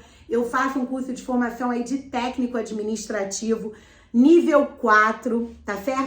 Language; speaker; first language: Portuguese; native; Portuguese